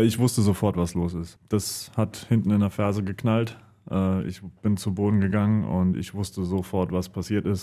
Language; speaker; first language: German; native; German